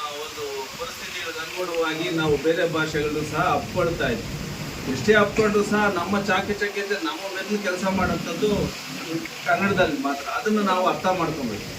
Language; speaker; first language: Kannada; native; Kannada